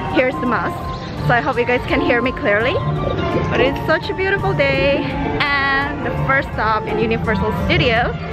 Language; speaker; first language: English; non-native, fluent; Indonesian